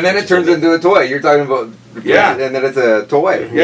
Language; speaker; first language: English; native; English